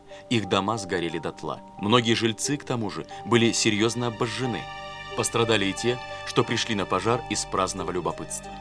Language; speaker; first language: Russian; native; Russian